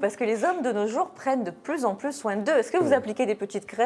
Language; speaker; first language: French; native; French